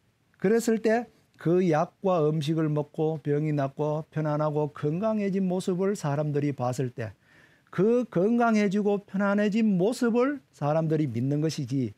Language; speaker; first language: Korean; native; Korean